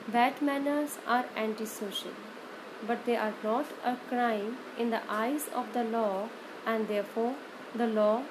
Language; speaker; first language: English; non-native, local second language; Punjabi